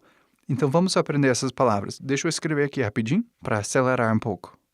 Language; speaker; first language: Portuguese; non-native, fluent; English